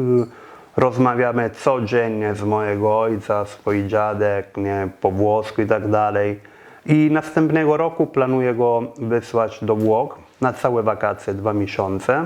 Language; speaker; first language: Polish; non-native, fluent; Italian